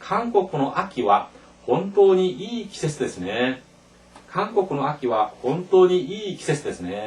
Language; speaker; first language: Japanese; non-native, fluent; Korean